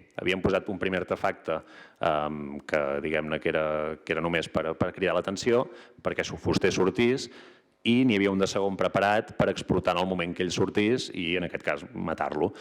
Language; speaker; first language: Catalan; native; Catalan